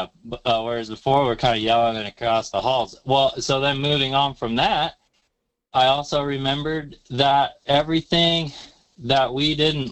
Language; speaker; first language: English; native; English